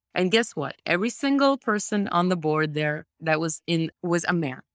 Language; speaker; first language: English; early bilingual, other home language; Russian